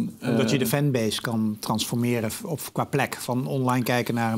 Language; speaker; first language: Dutch; native; Dutch